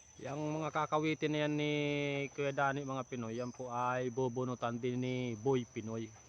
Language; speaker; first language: Filipino; non-native, local second language; Bikol